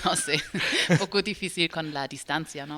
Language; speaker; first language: Spanish; non-native, learner; German